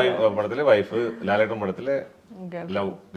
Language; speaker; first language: Tamil; non-native, learner; Malayalam